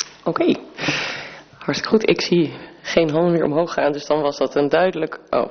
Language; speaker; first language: Dutch; native; Dutch